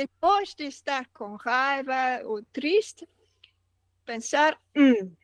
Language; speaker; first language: Portuguese; non-native, learner; Dutch